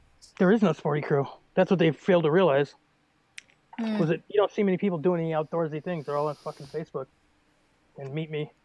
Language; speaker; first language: English; native; English